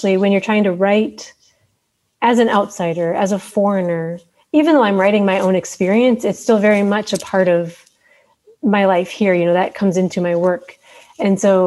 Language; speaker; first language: English; native; English